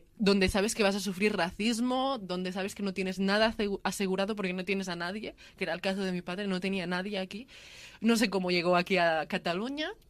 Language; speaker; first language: Spanish; early bilingual, other home language; Arabic